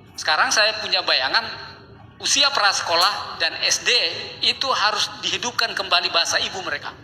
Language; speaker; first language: Indonesian; non-native, local second language; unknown